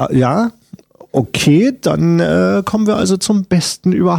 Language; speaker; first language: German; native; German